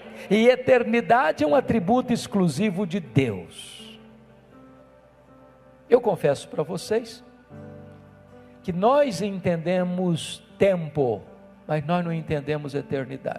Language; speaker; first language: Portuguese; native; Portuguese